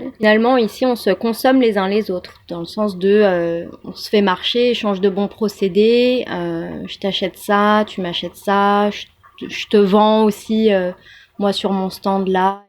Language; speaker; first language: French; native; French